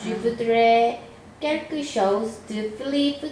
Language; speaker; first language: French; non-native, learner; Korean